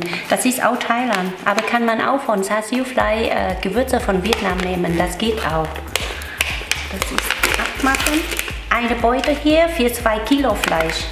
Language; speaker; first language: German; non-native, learner; Vietnamese